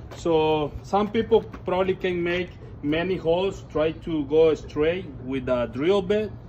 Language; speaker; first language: English; non-native, learner; Spanish